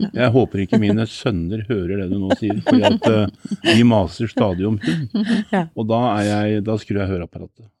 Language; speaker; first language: Norwegian; native; Norwegian